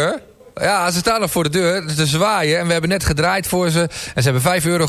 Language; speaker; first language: Dutch; native; Dutch